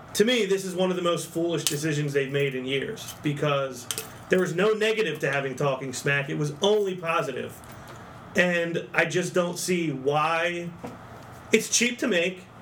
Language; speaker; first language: English; native; English